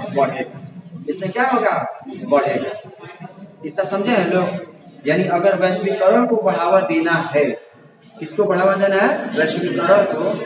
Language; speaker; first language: Hindi; native; Hindi